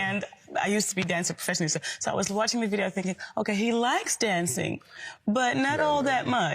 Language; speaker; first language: English; non-native, fluent; Dutch